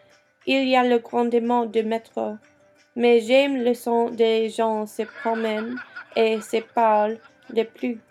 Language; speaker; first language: French; non-native, learner; English